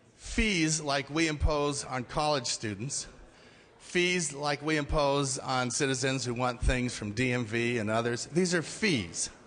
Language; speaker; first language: English; native; English